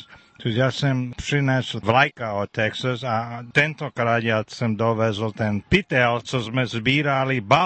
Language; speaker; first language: Czech; early bilingual, heritage; Czech